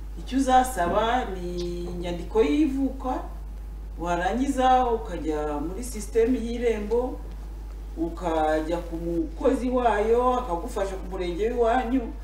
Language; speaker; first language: Kinyarwanda; native; Kinyarwanda